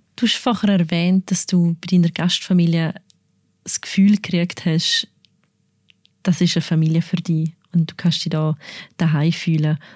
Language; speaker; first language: German; native; German